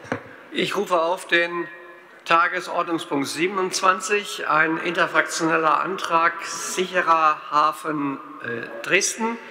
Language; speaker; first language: German; native; German